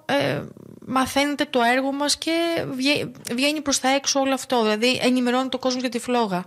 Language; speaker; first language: Greek; native; Greek